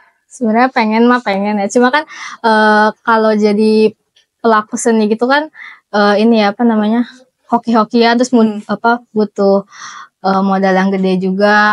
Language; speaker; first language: Indonesian; native; Indonesian